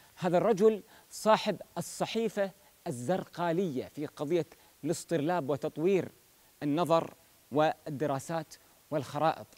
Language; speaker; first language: Arabic; native; Arabic